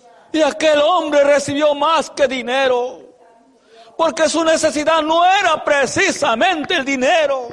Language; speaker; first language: Spanish; native; Spanish